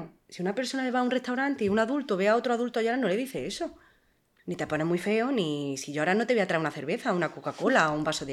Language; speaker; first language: Spanish; native; Spanish